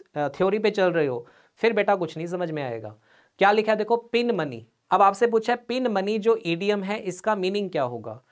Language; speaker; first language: Hindi; non-native, local second language; Punjabi